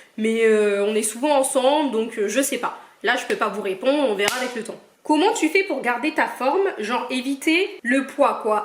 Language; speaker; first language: French; early bilingual, other home language; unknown